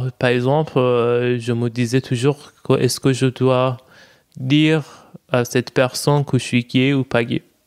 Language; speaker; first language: French; non-native, fluent; Persian